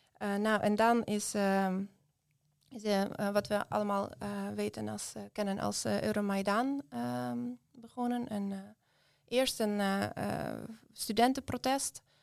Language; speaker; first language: Dutch; non-native, fluent; Ukrainian